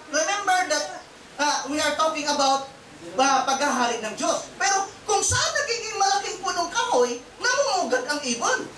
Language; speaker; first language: Filipino; non-native, local second language; Cebuano